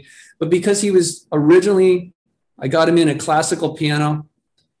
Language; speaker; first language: English; native; English